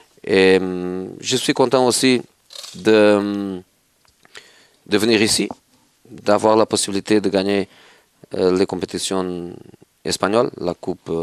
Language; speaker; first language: French; non-native, fluent; Portuguese